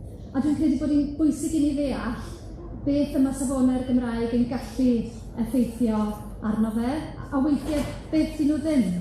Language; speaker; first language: Welsh; native; Welsh